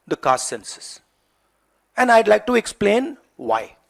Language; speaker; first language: English; non-native, local second language; Hindi